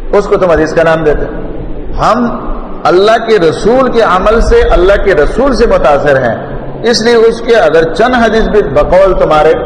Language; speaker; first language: Urdu; non-native, local second language; Pashto